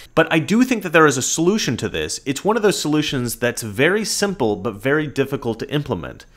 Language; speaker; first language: English; native; English